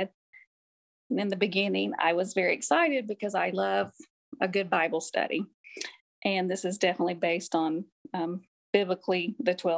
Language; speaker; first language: English; native; English